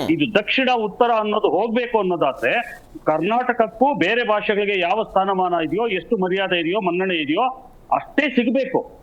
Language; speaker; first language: Kannada; native; Kannada